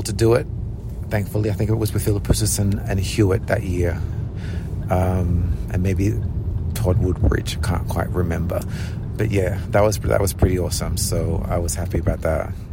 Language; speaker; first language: English; native; English